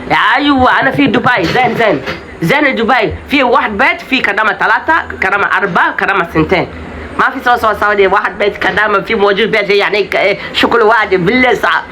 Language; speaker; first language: Arabic; non-native, learner; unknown